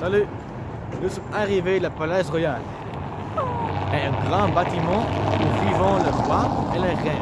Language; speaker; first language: French; non-native, learner; Dutch